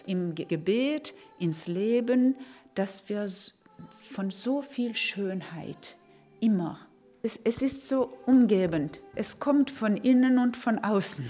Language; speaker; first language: German; non-native, fluent; Norwegian